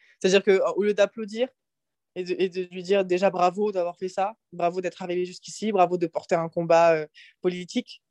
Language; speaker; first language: French; early bilingual, other home language; Arabic